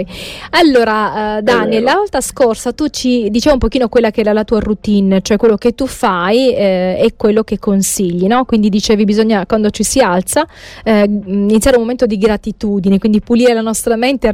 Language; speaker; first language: Italian; native; Italian